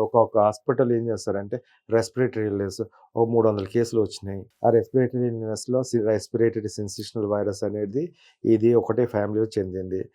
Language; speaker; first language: Telugu; native; Telugu